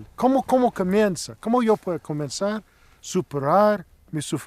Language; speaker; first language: Spanish; non-native, learner; English